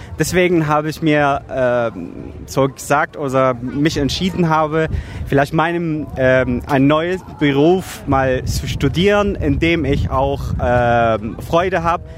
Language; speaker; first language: German; non-native, fluent; Arabic